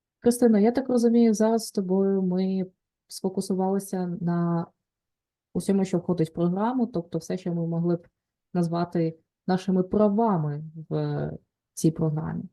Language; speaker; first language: Ukrainian; native; Ukrainian